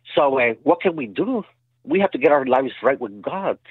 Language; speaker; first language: English; native; English